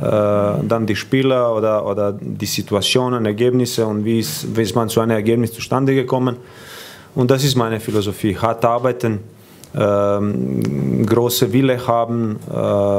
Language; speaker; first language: German; non-native, fluent; Croatian